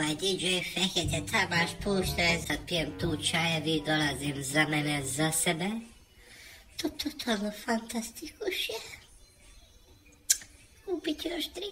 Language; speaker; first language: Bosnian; non-native, local second language; Hungarian